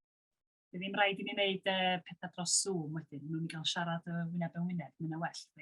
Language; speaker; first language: Welsh; native; Welsh